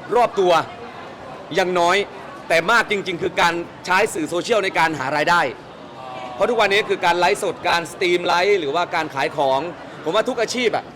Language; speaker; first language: Thai; native; Thai